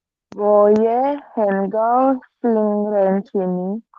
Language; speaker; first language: Chinese; non-native, learner; Filipino